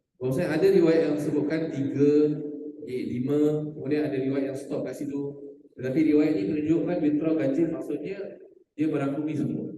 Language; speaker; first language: Malay; native; Malay